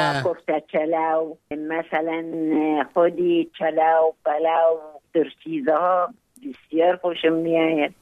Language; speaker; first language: Persian; non-native, fluent; Arabic